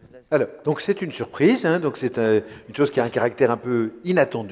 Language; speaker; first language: French; native; French